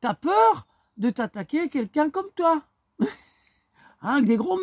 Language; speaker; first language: French; native; French